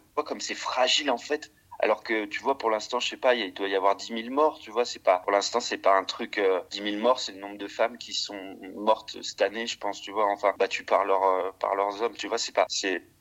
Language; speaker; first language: French; native; French